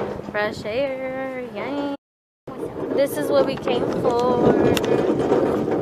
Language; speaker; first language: English; early bilingual, other home language; Spanish